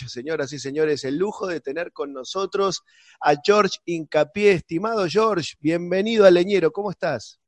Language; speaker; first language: Spanish; native; Spanish